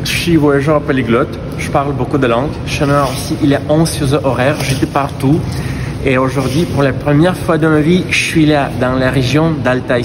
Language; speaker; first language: French; non-native, fluent; Russian